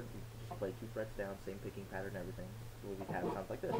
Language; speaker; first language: English; native; English